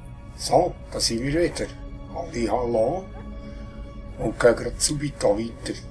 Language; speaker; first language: German; native; German